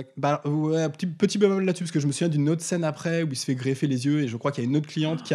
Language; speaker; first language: French; native; French